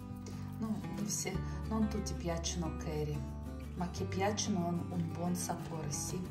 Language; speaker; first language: Italian; non-native, learner; Russian